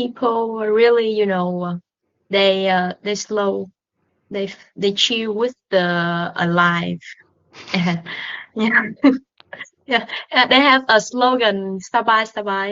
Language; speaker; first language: English; non-native, learner; Vietnamese